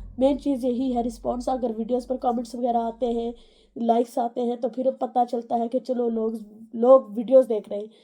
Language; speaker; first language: Urdu; non-native, local second language; Punjabi